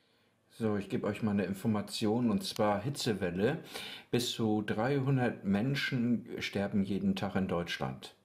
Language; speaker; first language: German; native; German